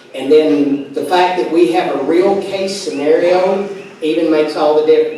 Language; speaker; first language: English; native; English